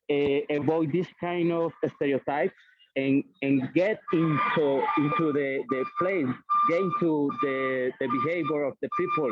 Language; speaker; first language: English; non-native, learner; Spanish